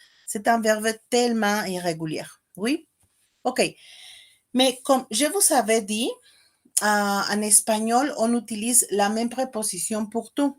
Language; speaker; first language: French; non-native, fluent; Spanish